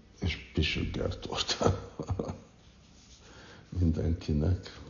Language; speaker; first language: Hungarian; early bilingual, heritage; Hungarian